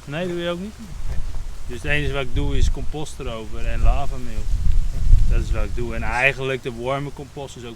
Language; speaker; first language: Dutch; native; Dutch